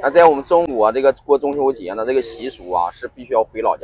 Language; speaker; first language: Chinese; native; Chinese